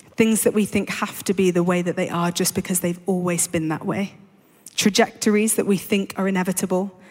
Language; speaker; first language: English; native; English